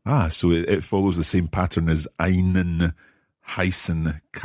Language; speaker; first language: German; non-native, learner; English